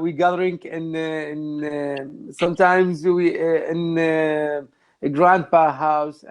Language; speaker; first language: English; non-native, learner; Arabic